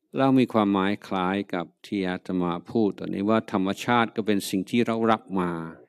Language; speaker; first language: Thai; non-native, fluent; English